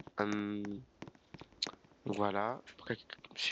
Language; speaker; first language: French; native; French